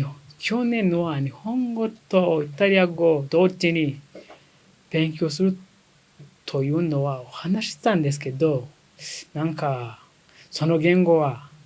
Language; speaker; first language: Japanese; non-native, learner; Kinyarwanda